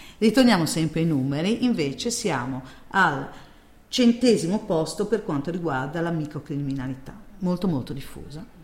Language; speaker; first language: Italian; native; Italian